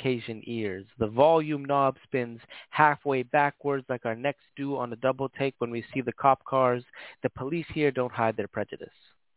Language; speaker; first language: English; native; English